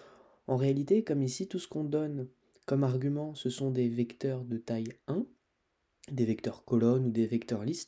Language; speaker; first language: French; native; French